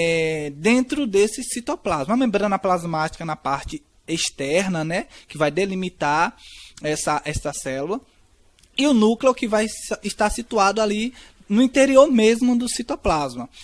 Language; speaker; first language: Portuguese; native; Portuguese